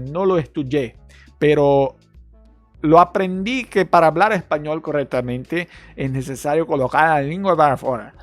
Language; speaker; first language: Spanish; non-native, learner; Portuguese